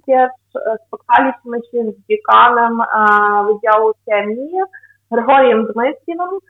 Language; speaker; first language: Polish; non-native, fluent; Ukrainian